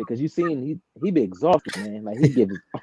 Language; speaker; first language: English; native; English